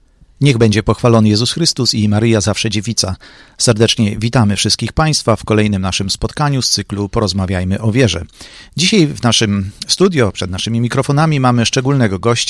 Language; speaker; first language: Polish; native; Polish